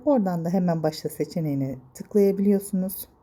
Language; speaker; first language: Turkish; native; Turkish